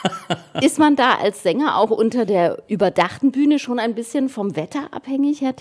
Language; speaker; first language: German; native; German